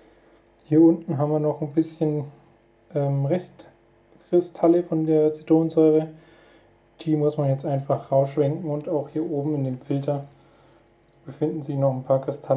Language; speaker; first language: German; native; German